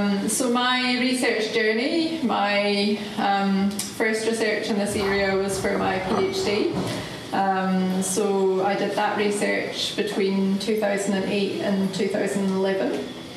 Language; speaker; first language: English; native; English